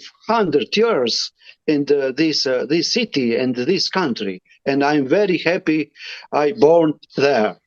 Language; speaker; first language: English; non-native, learner; Romany